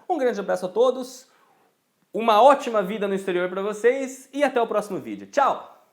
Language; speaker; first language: Portuguese; native; Portuguese